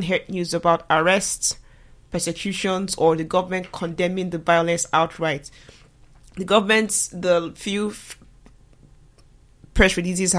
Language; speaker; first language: English; non-native, local second language; Igbo